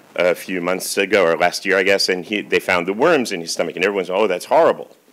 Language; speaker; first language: English; native; English